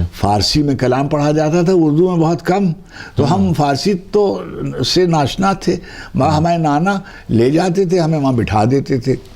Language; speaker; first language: Urdu; native; Urdu